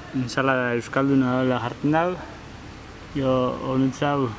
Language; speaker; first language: Basque; native; Basque